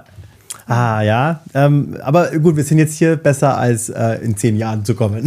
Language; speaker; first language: German; native; German